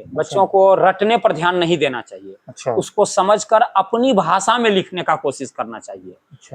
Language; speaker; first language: Hindi; native; Hindi